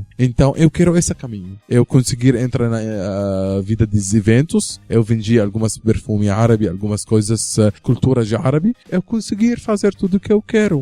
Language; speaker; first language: Portuguese; non-native, learner; Arabic